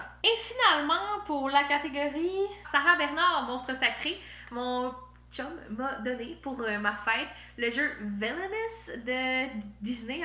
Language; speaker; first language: French; native; French